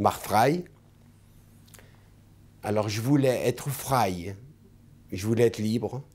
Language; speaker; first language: French; non-native, fluent; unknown